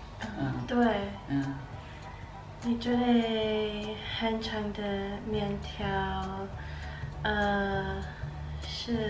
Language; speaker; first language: Chinese; non-native, learner; English